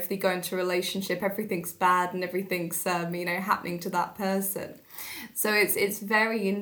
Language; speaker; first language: English; native; English